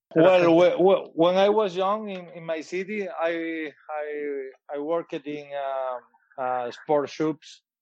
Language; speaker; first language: English; non-native, learner; Spanish